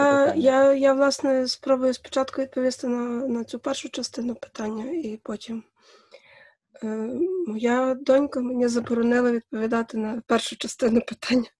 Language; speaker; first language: Ukrainian; native; Ukrainian